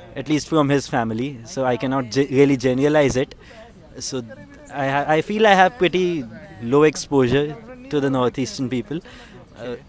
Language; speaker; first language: English; non-native, local second language; Punjabi